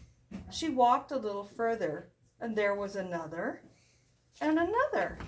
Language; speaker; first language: English; native; English